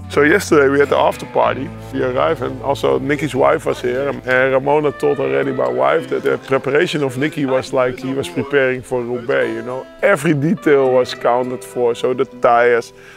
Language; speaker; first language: English; non-native, fluent; Dutch